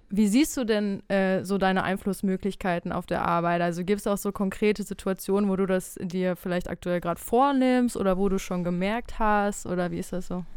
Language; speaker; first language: German; native; German